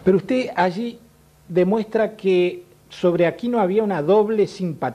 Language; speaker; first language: Spanish; native; Spanish